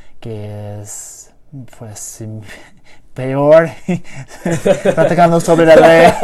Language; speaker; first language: Spanish; non-native, learner; English